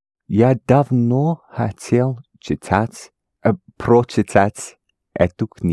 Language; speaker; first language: Russian; non-native, learner; English